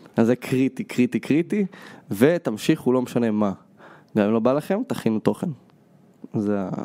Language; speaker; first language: Hebrew; early bilingual, other home language; Russian